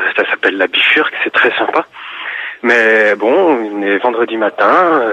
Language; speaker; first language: French; native; French